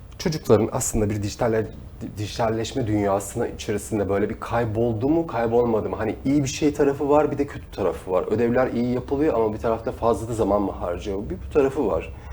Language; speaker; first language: Turkish; native; Turkish